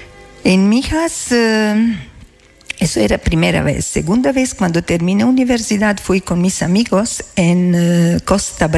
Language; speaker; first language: Spanish; non-native, learner; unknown